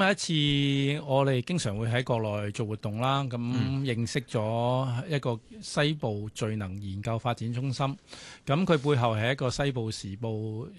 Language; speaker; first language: Cantonese; native; Cantonese